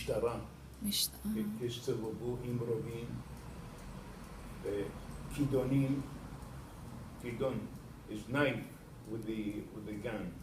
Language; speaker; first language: Hebrew; non-native, fluent; Arabic